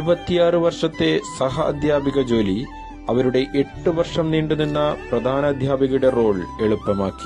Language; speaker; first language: Malayalam; native; Malayalam